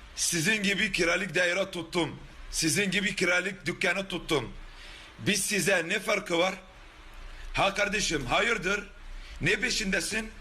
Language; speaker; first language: Turkish; non-native, learner; Arabic